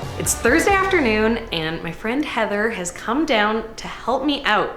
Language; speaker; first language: English; native; English